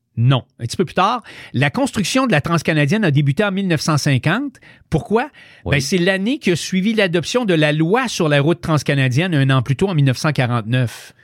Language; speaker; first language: French; native; French